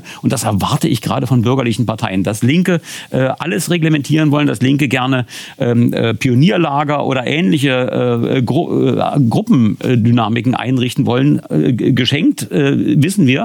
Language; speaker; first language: German; native; German